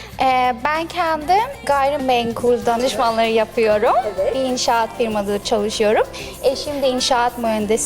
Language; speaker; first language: Turkish; non-native, fluent; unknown